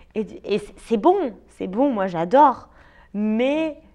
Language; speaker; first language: French; native; French